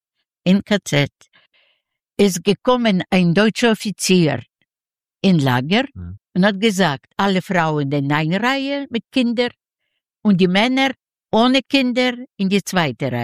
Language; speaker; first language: German; non-native, learner; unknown